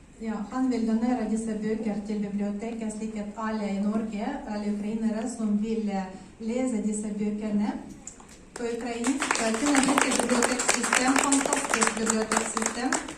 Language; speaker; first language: Norwegian; non-native, learner; Ukrainian